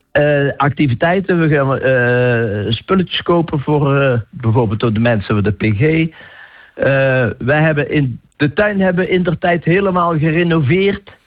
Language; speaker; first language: Dutch; native; Dutch